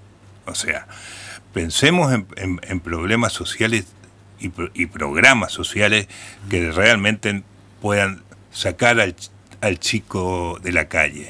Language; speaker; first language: Spanish; native; Spanish